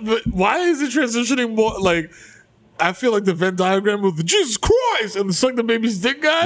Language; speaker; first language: English; early bilingual, other home language; Spanish